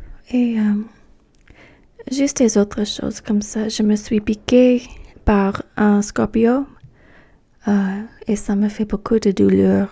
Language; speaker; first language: French; non-native, fluent; English